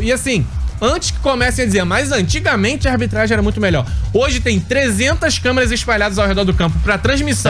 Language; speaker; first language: Portuguese; native; Portuguese